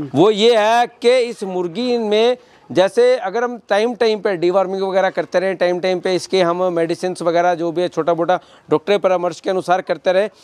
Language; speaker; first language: Hindi; native; Hindi